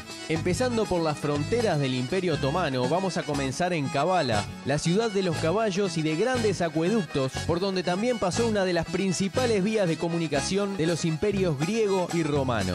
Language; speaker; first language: Spanish; native; Spanish